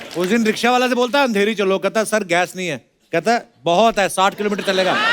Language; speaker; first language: Hindi; non-native, local second language; Punjabi